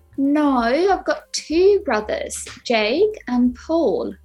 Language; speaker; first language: English; non-native, fluent; Ukrainian